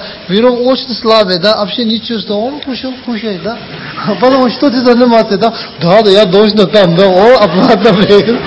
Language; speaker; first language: Russian; non-native, learner; Tibetan